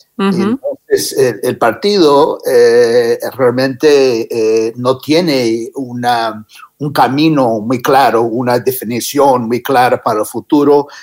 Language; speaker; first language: Spanish; non-native, fluent; English